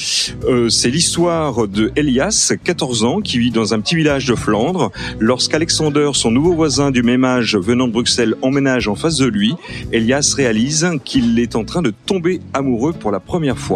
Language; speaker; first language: French; native; French